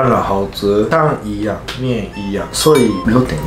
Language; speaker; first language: Chinese; non-native, learner; Japanese